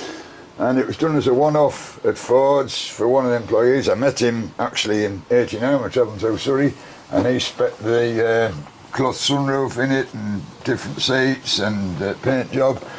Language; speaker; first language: English; native; English